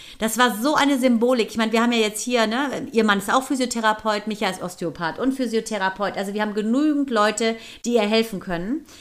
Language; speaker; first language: German; native; German